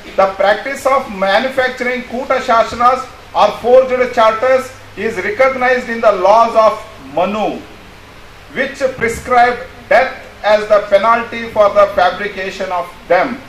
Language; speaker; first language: English; non-native, local second language; Kannada